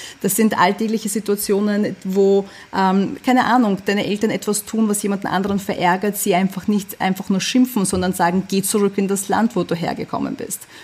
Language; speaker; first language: German; early bilingual, other home language; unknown